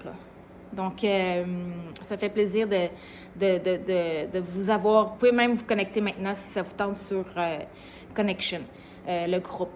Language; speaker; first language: French; native; French